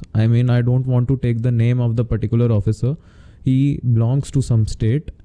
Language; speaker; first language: Hindi; native; Hindi